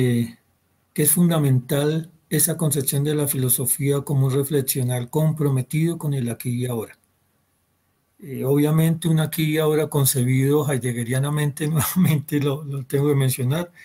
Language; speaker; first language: Spanish; native; Spanish